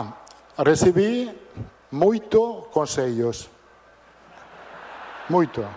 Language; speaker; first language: Portuguese; non-native, fluent; Italian